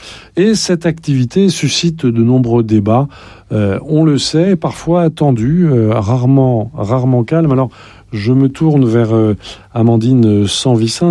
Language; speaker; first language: French; native; French